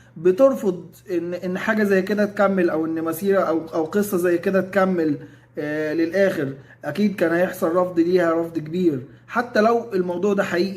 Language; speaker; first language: Arabic; native; Arabic